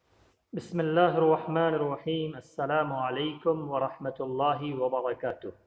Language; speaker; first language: Arabic; non-native, fluent; Urdu